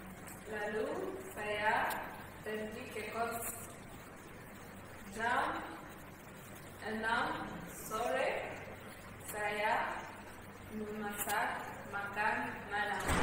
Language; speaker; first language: Indonesian; non-native, learner; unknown